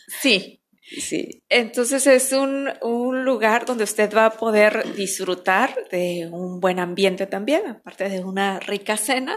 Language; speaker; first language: Spanish; native; Spanish